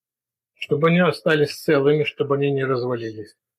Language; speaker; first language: Russian; native; Russian